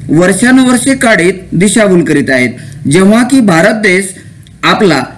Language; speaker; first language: Marathi; non-native, local second language; Lambadi